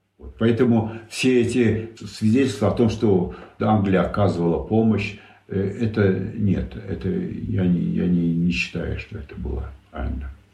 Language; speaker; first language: Russian; non-native, local second language; Tajik